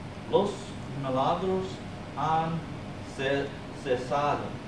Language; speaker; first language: Spanish; non-native, learner; English